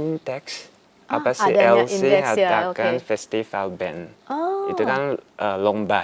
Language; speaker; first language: Indonesian; non-native, fluent; Chinese